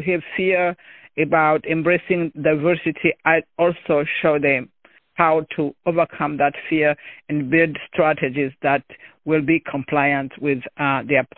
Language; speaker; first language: English; non-native, local second language; Kinyarwanda